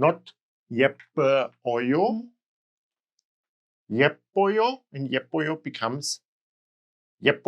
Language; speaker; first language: Korean; non-native, learner; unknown